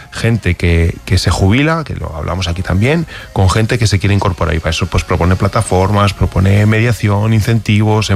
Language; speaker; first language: Spanish; native; Spanish